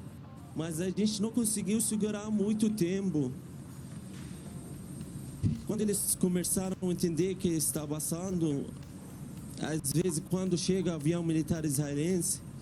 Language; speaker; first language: Portuguese; non-native, fluent; Arabic